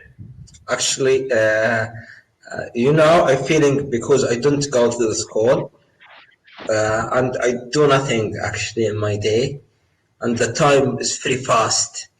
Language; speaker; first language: English; non-native, learner; Arabic